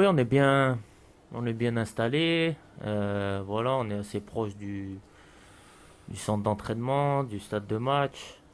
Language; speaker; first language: French; native; French